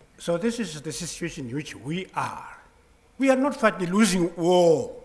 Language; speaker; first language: English; non-native, local second language; Southern Sotho